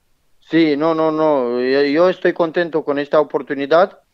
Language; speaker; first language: Spanish; non-native, learner; Romanian